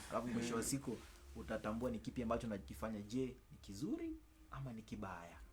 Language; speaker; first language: Swahili; non-native, local second language; Luyia